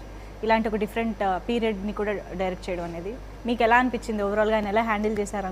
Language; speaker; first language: Telugu; native; Telugu